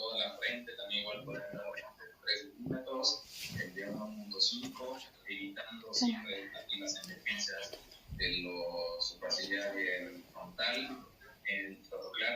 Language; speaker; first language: Spanish; native; Spanish